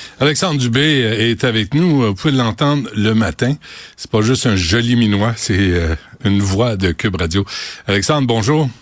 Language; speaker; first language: French; native; French